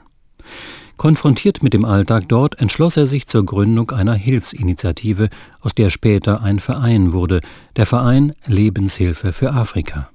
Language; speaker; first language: German; native; German